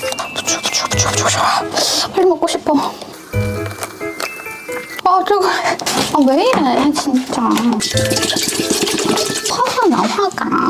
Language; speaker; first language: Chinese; non-native, learner; Korean